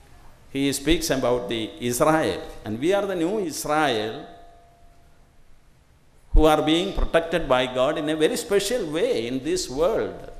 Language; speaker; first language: English; non-native, local second language; Malayalam